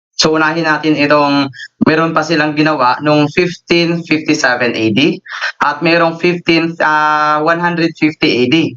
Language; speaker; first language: Filipino; native; Filipino